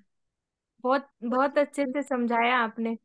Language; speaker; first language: Hindi; native; Hindi